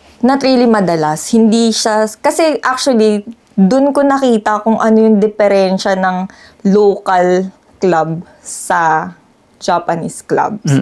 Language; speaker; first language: Filipino; native; Filipino